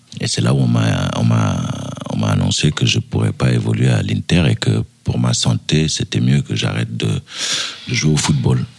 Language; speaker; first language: French; early bilingual, other home language; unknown